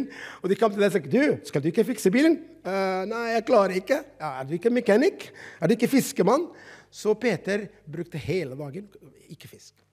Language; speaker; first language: Norwegian; non-native, fluent; Arabic